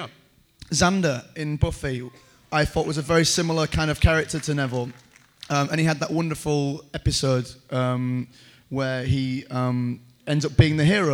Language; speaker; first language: English; native; English